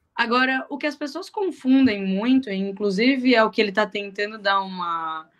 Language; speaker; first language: Portuguese; native; Portuguese